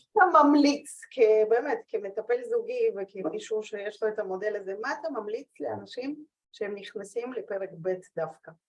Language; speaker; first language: Hebrew; early bilingual, other home language; Russian